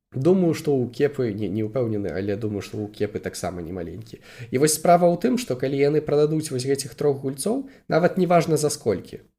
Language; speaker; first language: Belarusian; non-native, local second language; Russian